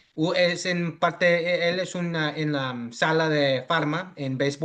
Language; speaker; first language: Spanish; early bilingual, heritage; English